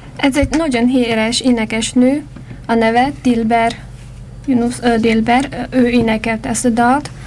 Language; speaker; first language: Hungarian; non-native, fluent; Uyghur